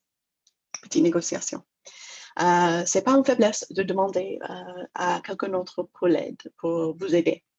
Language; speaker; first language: French; non-native, fluent; English